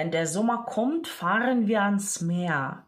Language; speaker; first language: German; non-native, fluent; Ukrainian